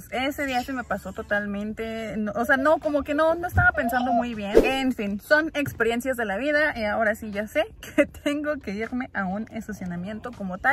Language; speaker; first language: Spanish; native; Spanish